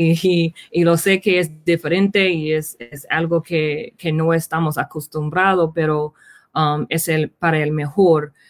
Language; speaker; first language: Spanish; early bilingual, heritage; Spanish